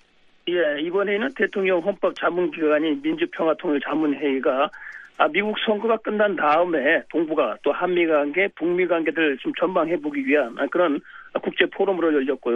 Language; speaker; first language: Korean; native; Korean